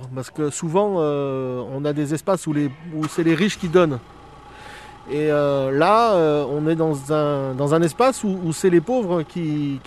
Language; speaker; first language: French; native; French